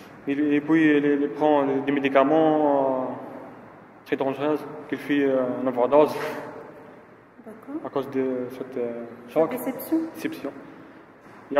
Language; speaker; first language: French; non-native, learner; Arabic